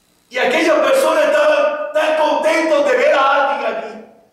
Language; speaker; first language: Spanish; native; Spanish